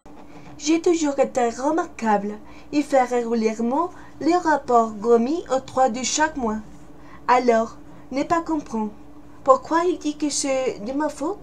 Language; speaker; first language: French; non-native, learner; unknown